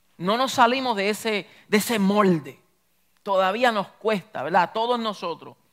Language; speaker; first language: Spanish; early bilingual, heritage; Spanish